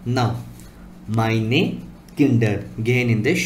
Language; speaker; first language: German; non-native, learner; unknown